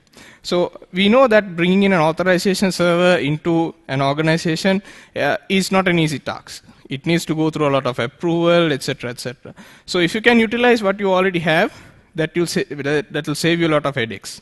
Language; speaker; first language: English; non-native, local second language; Sinhala